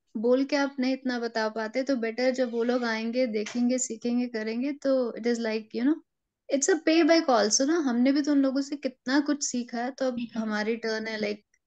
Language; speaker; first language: Hindi; native; Hindi